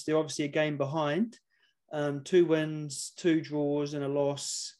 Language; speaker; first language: English; native; English